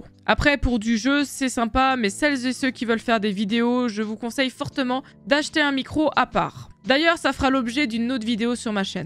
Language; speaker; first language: French; native; French